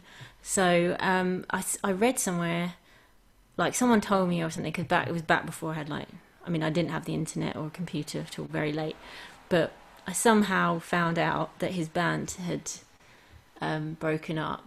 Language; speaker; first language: English; native; English